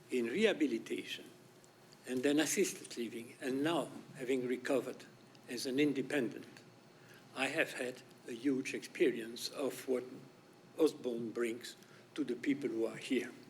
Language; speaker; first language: English; non-native, fluent; French